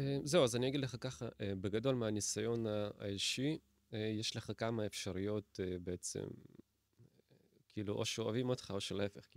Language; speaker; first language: Hebrew; native; Hebrew